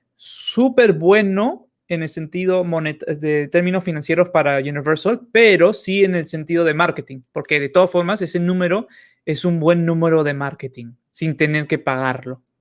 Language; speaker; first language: Spanish; native; Spanish